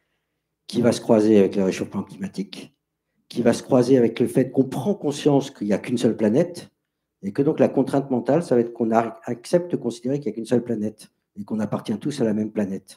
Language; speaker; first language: French; native; French